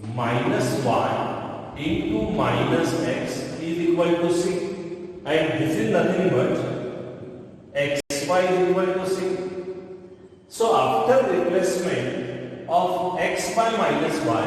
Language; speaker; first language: English; non-native, local second language; Marathi